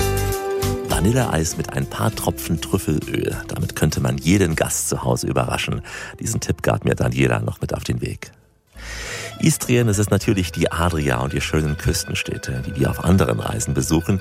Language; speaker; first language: German; native; German